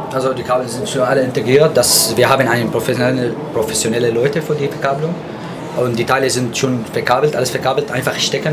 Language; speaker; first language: German; non-native, fluent; Arabic